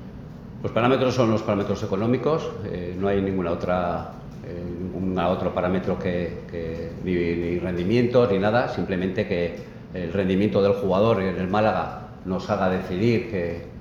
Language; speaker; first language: Spanish; native; Spanish